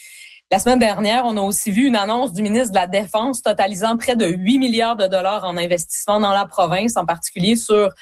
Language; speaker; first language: French; native; French